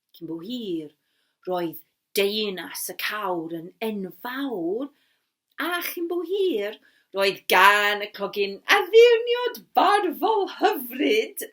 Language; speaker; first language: Welsh; non-native, local second language; English